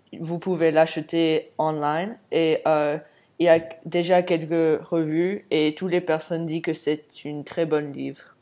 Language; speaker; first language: French; non-native, fluent; English